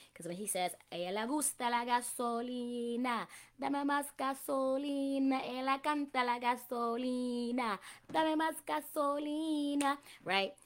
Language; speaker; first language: Spanish; non-native, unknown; English